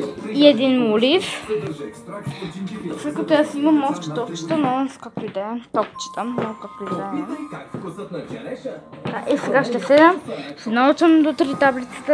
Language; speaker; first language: Bulgarian; early bilingual, heritage; Bulgarian